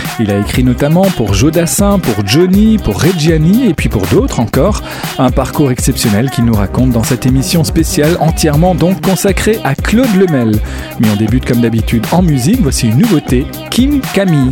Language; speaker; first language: French; native; French